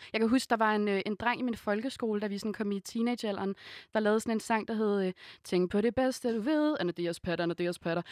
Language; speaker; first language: Danish; native; Danish